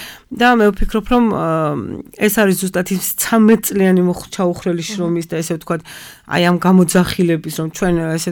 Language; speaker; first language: Georgian; native; Georgian